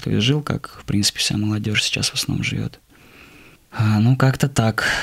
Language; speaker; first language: Russian; native; Russian